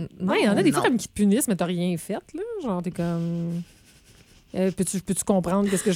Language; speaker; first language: French; native; French